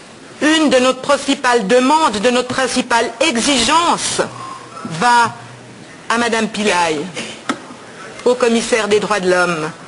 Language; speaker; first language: French; native; French